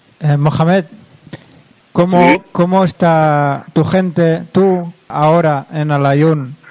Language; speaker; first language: Spanish; non-native, local second language; Catalan